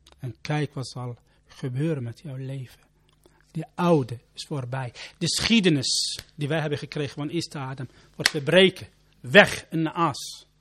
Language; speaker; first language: Dutch; non-native, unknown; Arabic